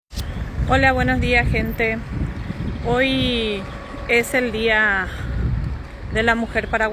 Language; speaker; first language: Spanish; native; Spanish